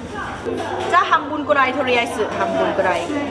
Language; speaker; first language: Japanese; non-native, fluent; Thai